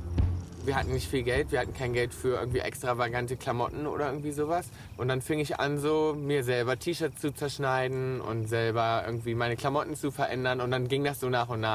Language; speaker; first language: German; native; German